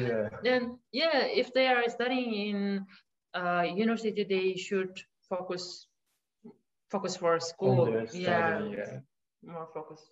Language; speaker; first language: English; non-native, learner; Mongolian